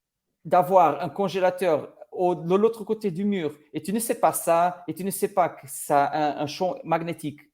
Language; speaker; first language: French; non-native, learner; Portuguese